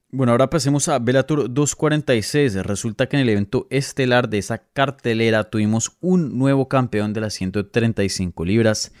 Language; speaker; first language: Spanish; native; Spanish